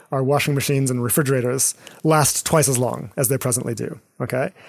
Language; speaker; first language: English; native; English